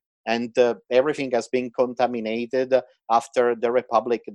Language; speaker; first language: English; non-native, fluent; Italian